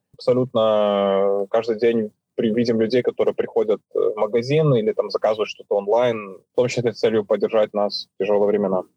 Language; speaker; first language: Russian; native; Russian